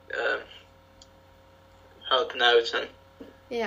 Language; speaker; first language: English; native; English